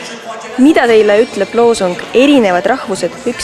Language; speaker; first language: Estonian; native; Estonian